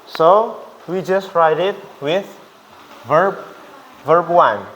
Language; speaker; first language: English; non-native, fluent; Indonesian